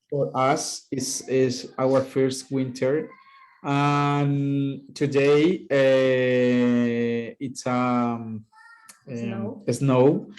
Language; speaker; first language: English; non-native, learner; Spanish